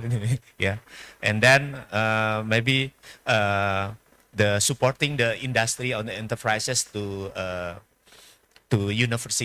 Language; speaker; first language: English; non-native, learner; Indonesian